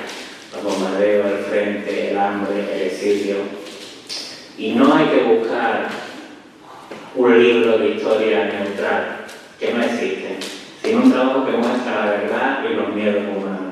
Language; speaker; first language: Spanish; native; Spanish